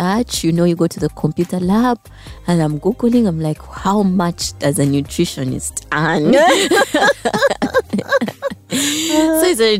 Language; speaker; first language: English; non-native, local second language; Ganda